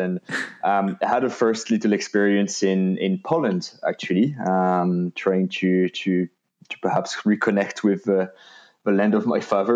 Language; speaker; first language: English; non-native, fluent; French